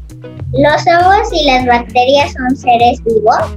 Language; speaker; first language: Spanish; native; Spanish